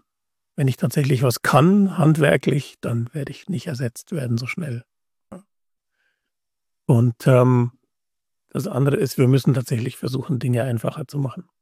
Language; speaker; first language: German; native; German